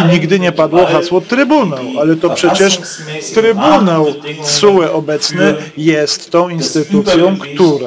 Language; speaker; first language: Polish; native; Polish